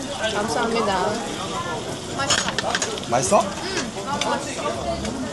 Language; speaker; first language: Korean; non-native, learner; Russian